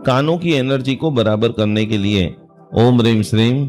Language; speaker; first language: Hindi; non-native, local second language; Gujarati